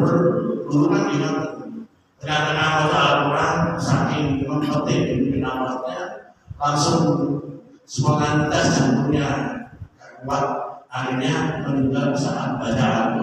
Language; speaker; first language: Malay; non-native, local second language; Javanese